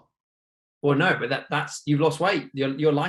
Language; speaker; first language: English; native; English